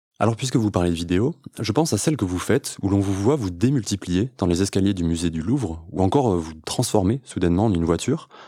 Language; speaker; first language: French; native; French